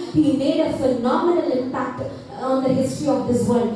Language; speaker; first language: English; non-native, local second language; Telugu